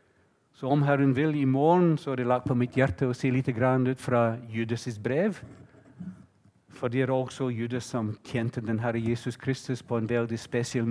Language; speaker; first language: Norwegian; non-native, fluent; English